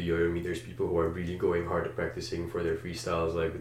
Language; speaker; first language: English; non-native, local second language; Malay